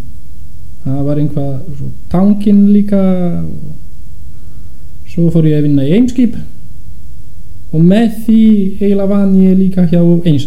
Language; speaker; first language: Icelandic; non-native, fluent; Polish